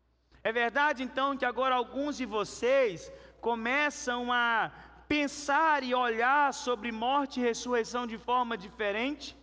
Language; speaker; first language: Portuguese; native; Portuguese